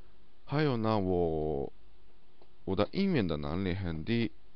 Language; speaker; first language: Chinese; non-native, learner; Japanese